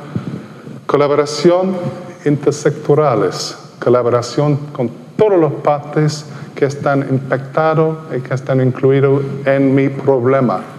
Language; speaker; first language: Spanish; non-native, fluent; English